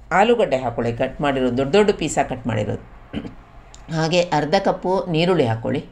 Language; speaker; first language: Kannada; non-native, local second language; Konkani